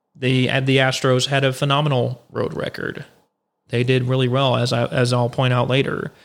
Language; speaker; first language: English; native; English